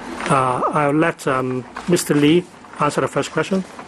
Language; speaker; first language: English; non-native, local second language; Cantonese